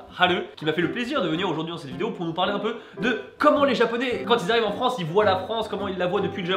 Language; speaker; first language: French; native; French